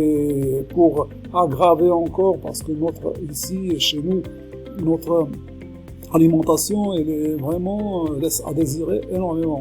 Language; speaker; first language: French; non-native, local second language; Arabic